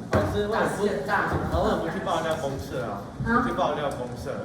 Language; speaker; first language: Chinese; native; Chinese